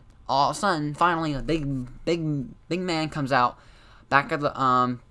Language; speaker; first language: English; native; English